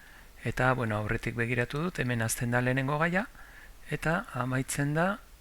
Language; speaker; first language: Basque; non-native, local second language; Spanish